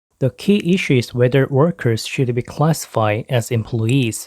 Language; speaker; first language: English; non-native, fluent; Korean